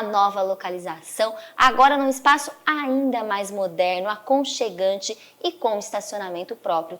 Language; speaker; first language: Portuguese; native; Portuguese